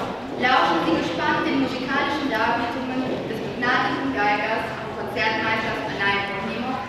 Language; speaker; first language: German; native; German